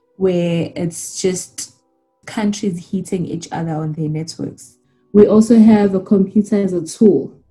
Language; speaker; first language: English; non-native, local second language; Zulu